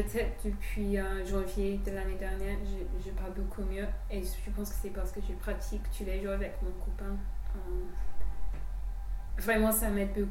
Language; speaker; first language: French; non-native, fluent; English